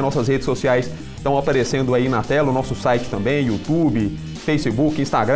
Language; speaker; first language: Portuguese; native; Portuguese